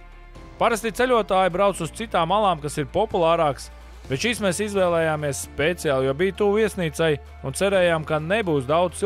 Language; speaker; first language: Latvian; native; Latvian